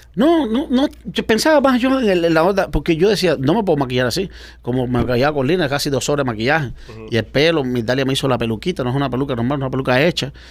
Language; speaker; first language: Spanish; native; Spanish